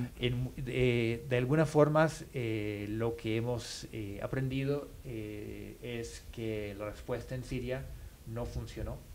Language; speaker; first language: Spanish; non-native, fluent; English